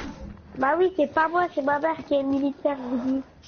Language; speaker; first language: French; native; French